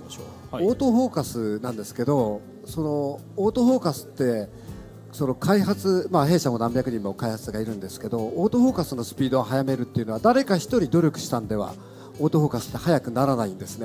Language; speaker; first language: Japanese; native; Japanese